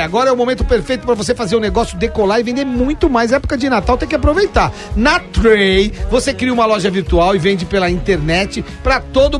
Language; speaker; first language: Portuguese; native; Portuguese